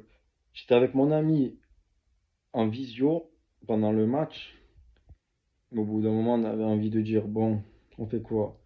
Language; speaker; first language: French; native; French